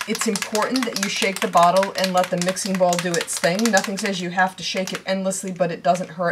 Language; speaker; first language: English; native; English